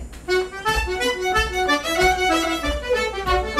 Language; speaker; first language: French; native; French